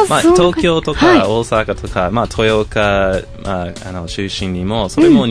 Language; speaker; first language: Japanese; non-native, fluent; English